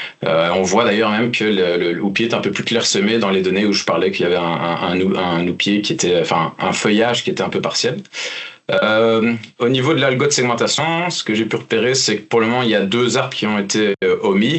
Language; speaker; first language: French; native; French